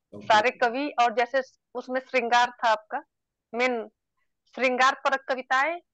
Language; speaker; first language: Hindi; native; Hindi